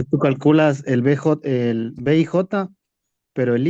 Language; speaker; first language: Spanish; native; Spanish